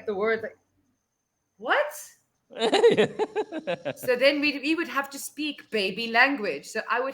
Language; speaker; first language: English; non-native, fluent; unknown